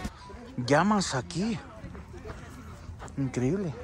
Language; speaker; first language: Spanish; native; Spanish